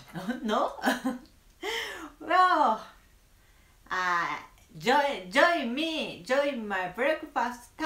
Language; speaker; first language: English; non-native, learner; Japanese